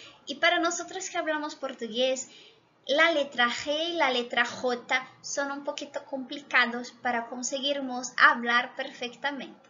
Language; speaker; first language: Spanish; non-native, fluent; Portuguese